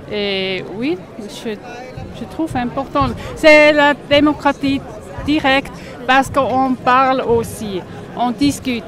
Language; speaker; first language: French; non-native, local second language; German